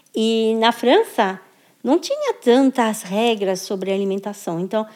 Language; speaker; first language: Portuguese; non-native, fluent; French